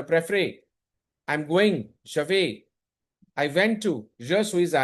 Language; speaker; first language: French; non-native, learner; Hindi